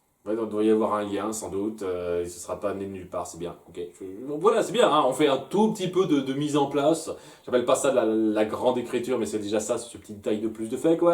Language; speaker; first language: French; native; French